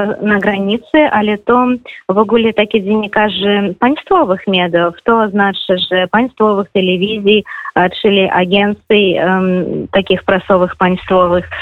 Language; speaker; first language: Polish; non-native, fluent; Russian